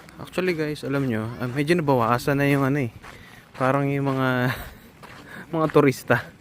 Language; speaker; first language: Filipino; native; Filipino